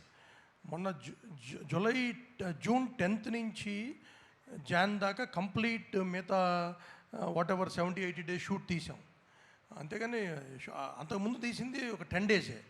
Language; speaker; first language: Telugu; native; Telugu